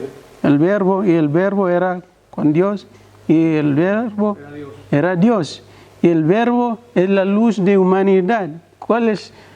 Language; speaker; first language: Spanish; non-native, learner; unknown